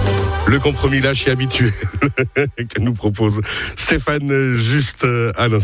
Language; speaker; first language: French; native; French